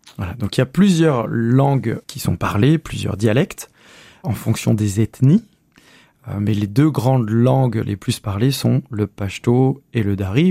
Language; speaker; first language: French; native; French